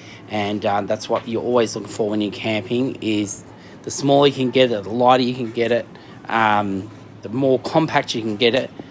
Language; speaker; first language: English; native; English